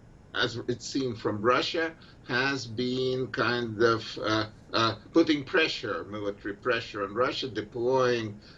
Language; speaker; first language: English; non-native, fluent; Russian